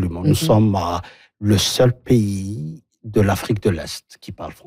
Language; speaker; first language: French; non-native, local second language; Somali